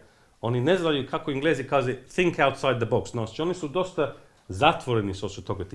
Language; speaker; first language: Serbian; non-native, fluent; English